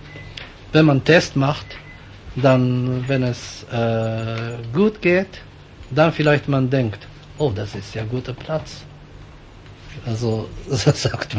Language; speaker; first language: German; non-native, fluent; Japanese